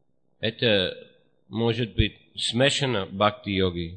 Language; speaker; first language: Russian; non-native, fluent; English